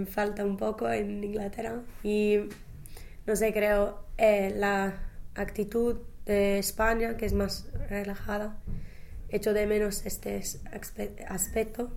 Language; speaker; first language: Spanish; non-native, fluent; English